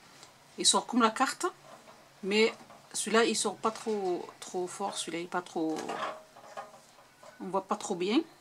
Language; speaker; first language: French; non-native, local second language; Arabic